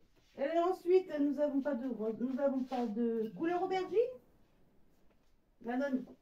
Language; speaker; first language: French; native; French